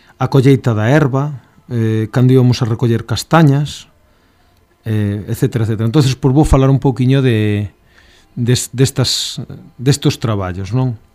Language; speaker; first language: Galician; native; Galician